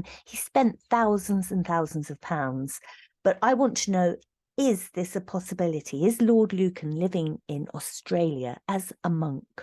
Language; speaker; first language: English; native; English